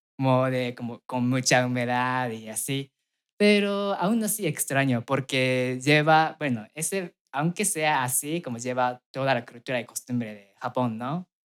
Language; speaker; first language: Spanish; non-native, fluent; Japanese